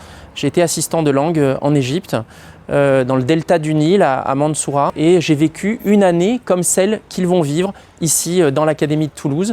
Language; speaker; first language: French; native; French